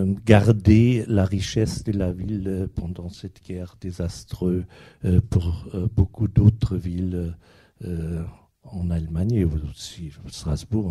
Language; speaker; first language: French; non-native, fluent; German